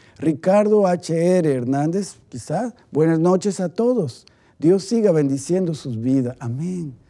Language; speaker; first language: Spanish; native; Spanish